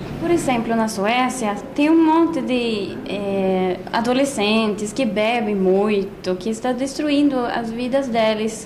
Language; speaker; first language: Portuguese; non-native, fluent; Swedish